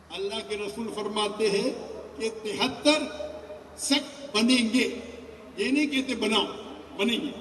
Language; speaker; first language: Urdu; non-native, local second language; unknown